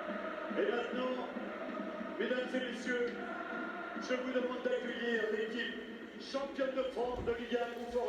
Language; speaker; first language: French; native; French